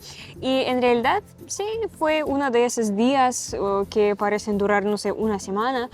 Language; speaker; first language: Spanish; non-native, learner; Russian